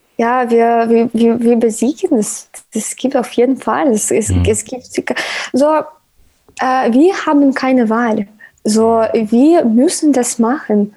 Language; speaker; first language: German; non-native, learner; Ukrainian